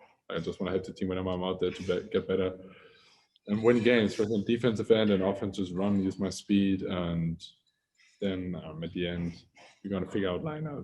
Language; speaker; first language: English; non-native, fluent; German